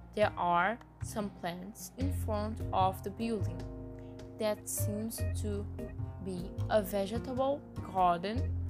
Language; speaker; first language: English; non-native, fluent; Portuguese